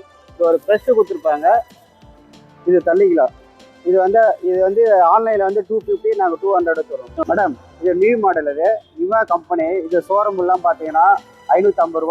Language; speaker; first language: Tamil; native; Tamil